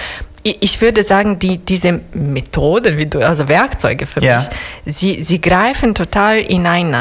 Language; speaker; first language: German; non-native, fluent; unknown